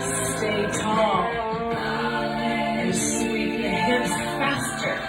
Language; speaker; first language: English; native; English